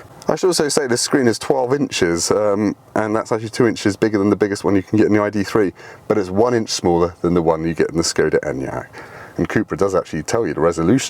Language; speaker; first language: English; native; English